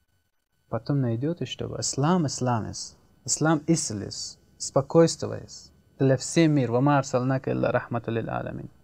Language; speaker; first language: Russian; non-native, learner; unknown